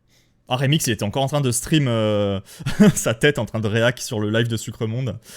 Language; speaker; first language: French; native; French